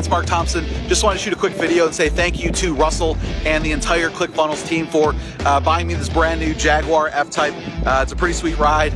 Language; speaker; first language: English; native; English